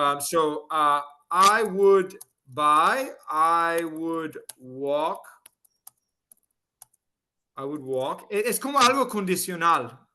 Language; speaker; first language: Spanish; non-native, fluent; English